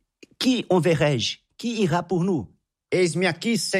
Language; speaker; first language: French; non-native, fluent; Portuguese